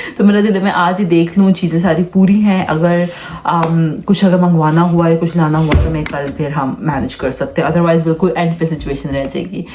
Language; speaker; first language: Urdu; native; Urdu